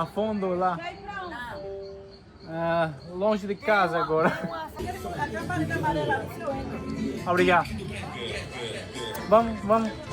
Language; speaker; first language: Portuguese; non-native, learner; English